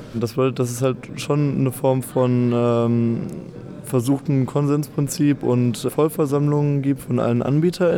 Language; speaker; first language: German; native; German